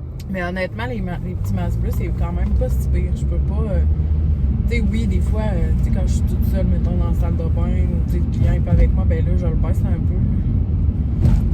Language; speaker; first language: French; native; French